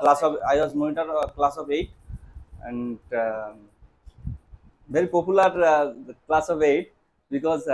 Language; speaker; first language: English; non-native, learner; Bangla